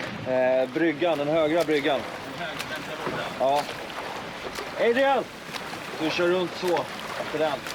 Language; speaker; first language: Swedish; native; Swedish